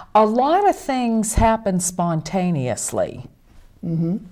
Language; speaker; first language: English; native; English